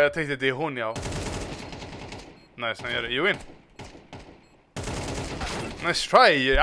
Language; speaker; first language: Swedish; native; Swedish